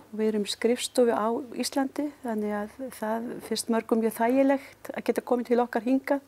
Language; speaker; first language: Icelandic; native; Icelandic